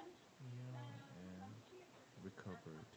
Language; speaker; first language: English; non-native, learner; Korean